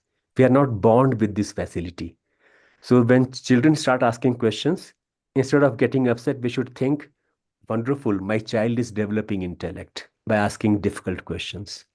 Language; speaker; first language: English; non-native, local second language; Hindi